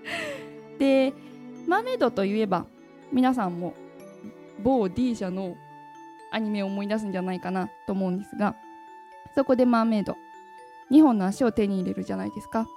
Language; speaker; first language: Japanese; native; Japanese